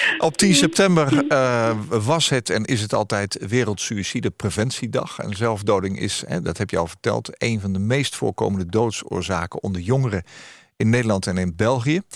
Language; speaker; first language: Dutch; native; Dutch